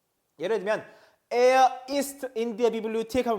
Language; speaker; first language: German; non-native, fluent; Korean